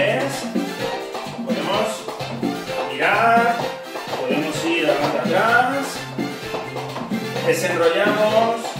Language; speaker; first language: Spanish; native; Spanish